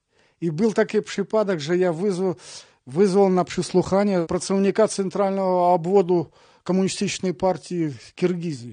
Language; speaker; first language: Polish; non-native, learner; Russian